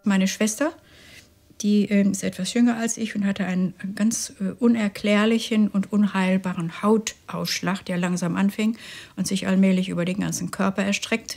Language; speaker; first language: German; native; German